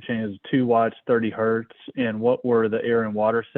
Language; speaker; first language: English; native; English